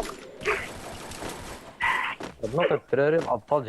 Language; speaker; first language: Arabic; native; Arabic